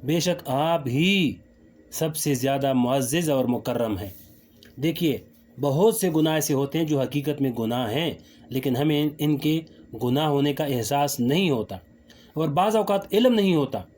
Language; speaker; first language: Urdu; native; Urdu